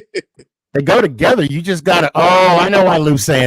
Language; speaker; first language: English; native; English